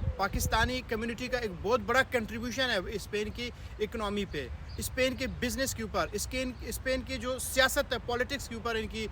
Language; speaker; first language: Hindi; non-native, local second language; Punjabi